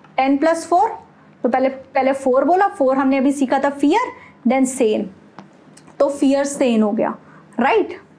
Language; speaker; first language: Hindi; native; Hindi